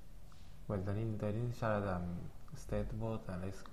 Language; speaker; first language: Welsh; non-native, local second language; Spanish